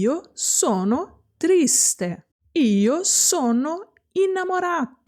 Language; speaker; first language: Italian; non-native, fluent; Portuguese